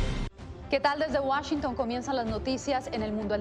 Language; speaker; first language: Spanish; native; Spanish